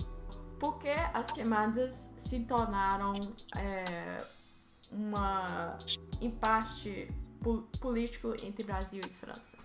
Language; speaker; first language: Portuguese; early bilingual, heritage; Portuguese